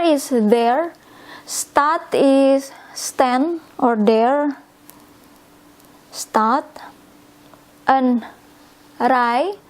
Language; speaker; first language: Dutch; non-native, learner; Indonesian